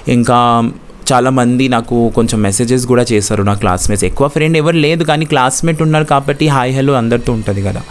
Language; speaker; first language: Telugu; non-native, local second language; Bangla